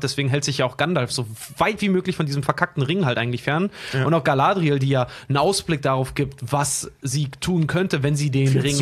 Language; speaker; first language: German; native; German